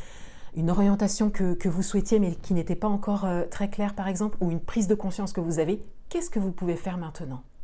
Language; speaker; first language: French; native; French